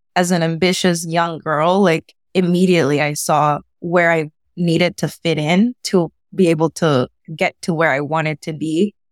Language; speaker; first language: English; early bilingual, other home language; Spanish